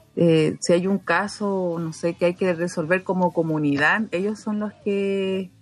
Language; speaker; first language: Spanish; non-native, local second language; Aymara